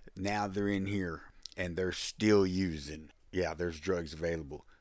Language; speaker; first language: English; early bilingual, other home language; Spanish